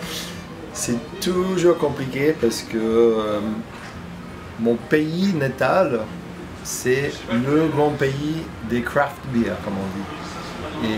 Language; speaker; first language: French; non-native, fluent; English